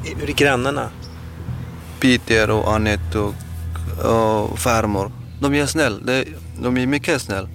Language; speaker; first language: Swedish; non-native, learner; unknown